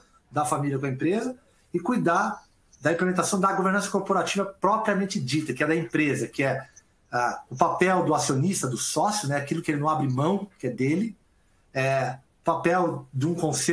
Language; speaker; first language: Portuguese; native; Portuguese